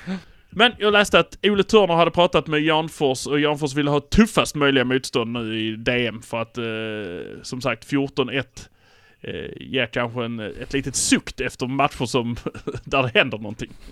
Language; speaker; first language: Swedish; native; Swedish